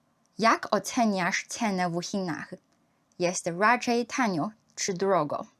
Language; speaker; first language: Polish; non-native, learner; Chinese